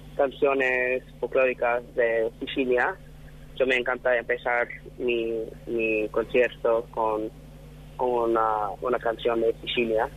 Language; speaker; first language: Spanish; non-native, fluent; English